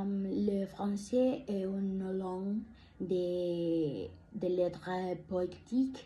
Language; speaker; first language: French; non-native, learner; Spanish